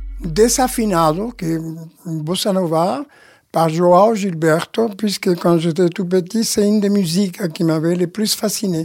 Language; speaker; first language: French; non-native, fluent; Spanish